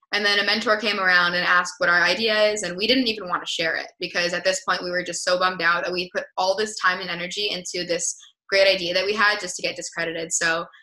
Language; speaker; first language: English; native; English